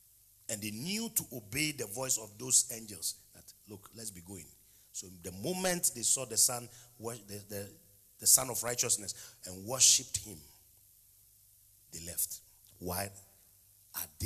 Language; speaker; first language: English; non-native, local second language; Akan